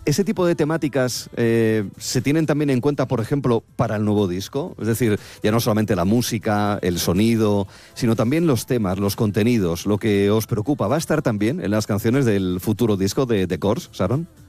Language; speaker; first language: Spanish; native; Spanish